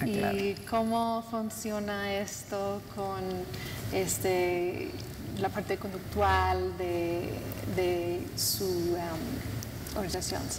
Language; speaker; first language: Spanish; non-native, fluent; English